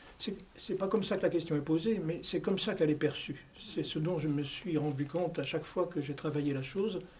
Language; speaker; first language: French; native; French